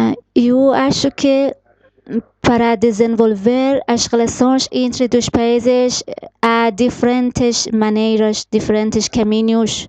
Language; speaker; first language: Portuguese; non-native, fluent; Persian